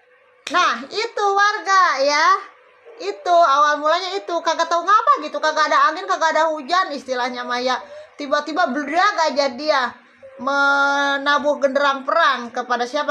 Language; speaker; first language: Indonesian; native; Indonesian